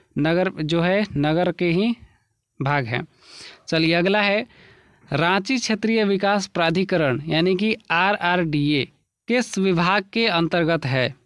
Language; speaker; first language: Hindi; native; Hindi